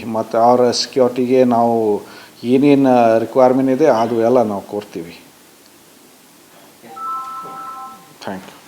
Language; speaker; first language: Kannada; non-native, learner; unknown